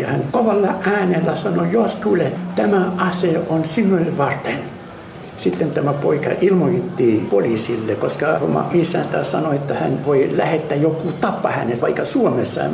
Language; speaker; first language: Finnish; non-native, fluent; Arabic